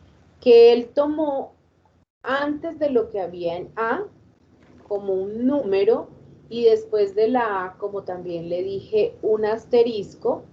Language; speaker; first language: Spanish; native; Spanish